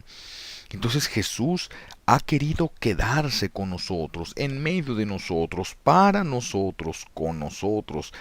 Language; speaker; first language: Spanish; native; Spanish